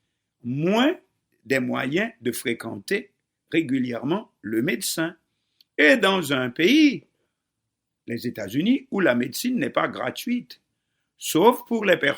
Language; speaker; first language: French; non-native, local second language; Haitian Creole